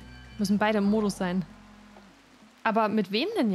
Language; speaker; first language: German; native; German